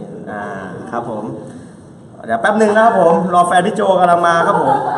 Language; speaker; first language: Thai; native; Thai